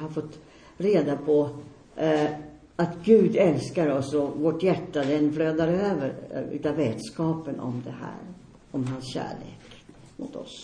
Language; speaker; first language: Swedish; non-native, fluent; Finnish